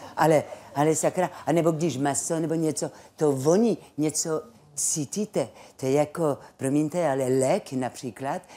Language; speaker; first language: Czech; non-native, fluent; French